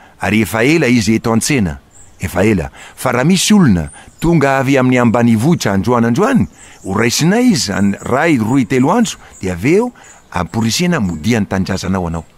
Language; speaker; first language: Malagasy; non-native, fluent; Spanish